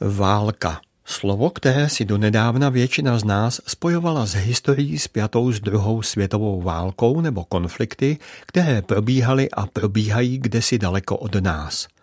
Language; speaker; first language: Czech; native; Czech